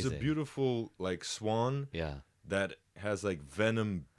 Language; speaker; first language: English; native; English